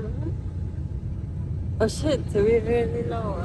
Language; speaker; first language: English; non-native, fluent; Polish